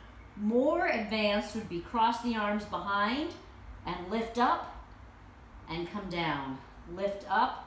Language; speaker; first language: English; native; English